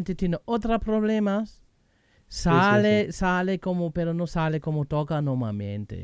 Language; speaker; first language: Spanish; non-native, learner; German